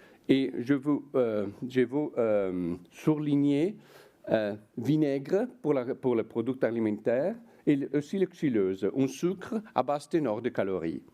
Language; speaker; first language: French; non-native, fluent; Italian